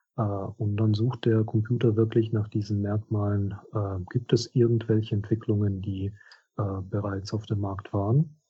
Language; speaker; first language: German; non-native, fluent; Russian